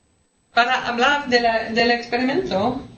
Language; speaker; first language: Spanish; non-native, learner; French